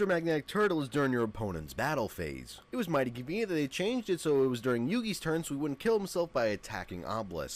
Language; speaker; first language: English; native; English